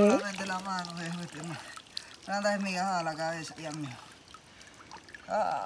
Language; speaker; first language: Spanish; native; Spanish